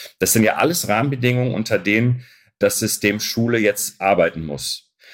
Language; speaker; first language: German; early bilingual, other home language; Arabic